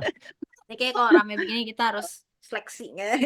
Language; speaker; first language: Indonesian; native; Indonesian